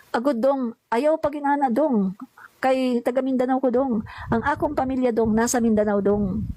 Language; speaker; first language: Filipino; non-native, local second language; Cebuano